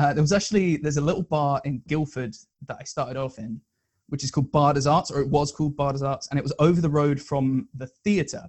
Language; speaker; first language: English; native; English